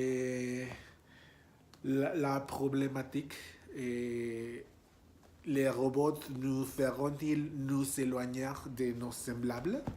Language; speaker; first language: French; non-native, learner; Spanish